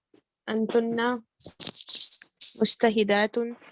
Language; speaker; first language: Arabic; non-native, learner; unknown